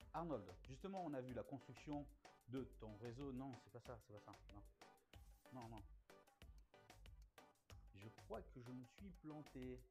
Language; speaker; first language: French; native; French